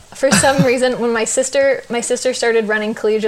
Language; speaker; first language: English; native; English